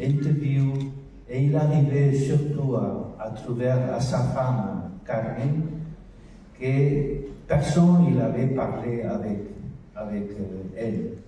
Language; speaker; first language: French; non-native, learner; Spanish